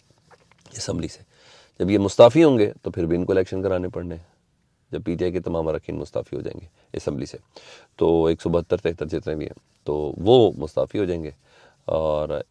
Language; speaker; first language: Urdu; native; Urdu